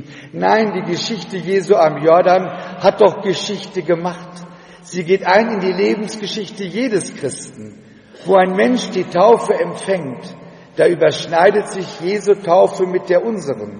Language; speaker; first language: German; native; German